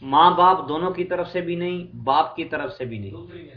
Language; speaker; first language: Urdu; non-native, local second language; Punjabi